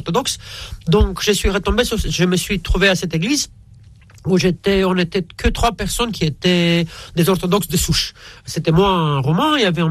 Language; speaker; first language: French; non-native, fluent; Romanian